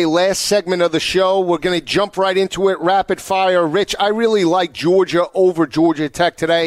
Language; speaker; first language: English; native; English